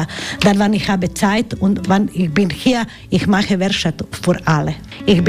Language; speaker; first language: German; non-native, learner; Croatian